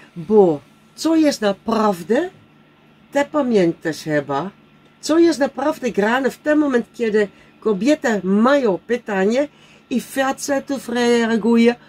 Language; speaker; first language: Polish; non-native, learner; Dutch